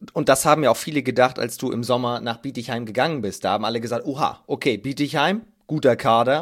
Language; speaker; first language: German; native; German